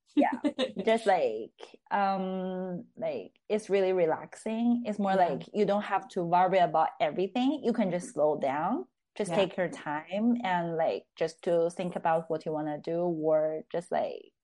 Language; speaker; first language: English; non-native, fluent; Chinese